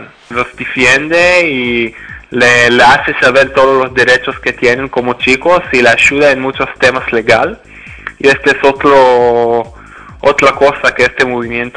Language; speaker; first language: Spanish; non-native, fluent; Hebrew